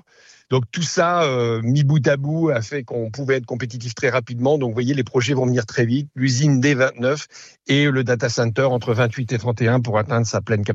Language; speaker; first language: French; native; French